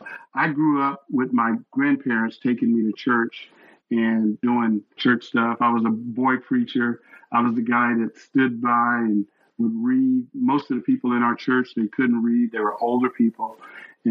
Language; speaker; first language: English; native; English